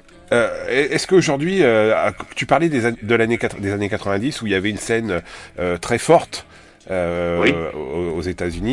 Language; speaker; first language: French; native; French